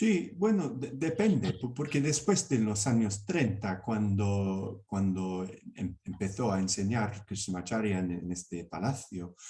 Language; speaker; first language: Spanish; non-native, fluent; English